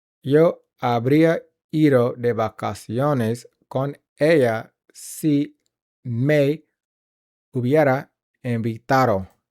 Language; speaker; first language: Spanish; non-native, learner; English